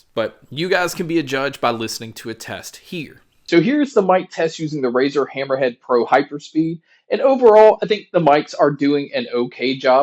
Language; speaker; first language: English; native; English